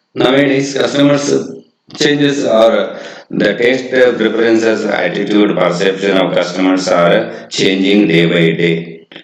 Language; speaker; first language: English; non-native, local second language; Kannada